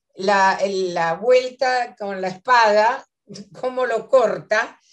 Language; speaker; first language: Spanish; native; Spanish